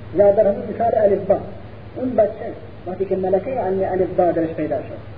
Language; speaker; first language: Persian; non-native, local second language; Central Kurdish